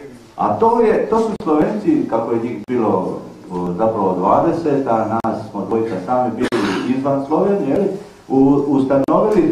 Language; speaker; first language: Serbian; native; Serbian